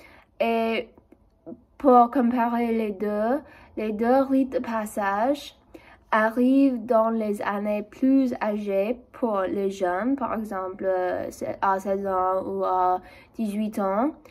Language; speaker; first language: French; non-native, learner; English